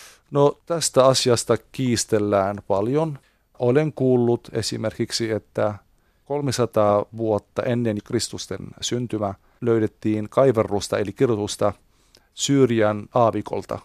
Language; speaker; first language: Finnish; non-native, fluent; Arabic